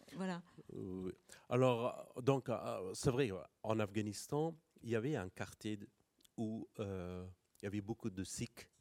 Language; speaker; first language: French; non-native, fluent; Persian